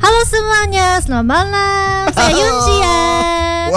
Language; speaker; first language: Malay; non-native, learner; Korean